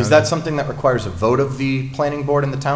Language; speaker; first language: English; native; English